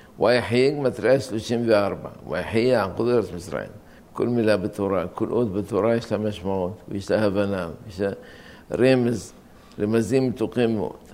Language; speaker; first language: Hebrew; non-native, fluent; Arabic